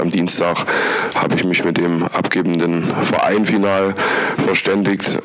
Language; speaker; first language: German; native; German